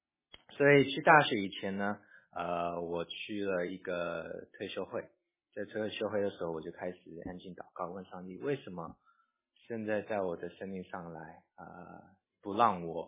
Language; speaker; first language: Chinese; early bilingual, heritage; English